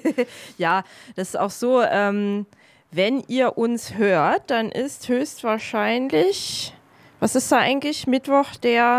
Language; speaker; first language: German; native; German